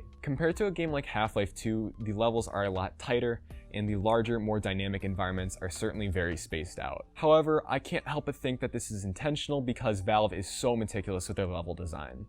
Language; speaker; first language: English; native; English